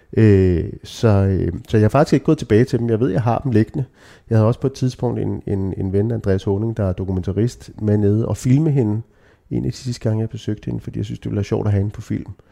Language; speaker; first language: Danish; native; Danish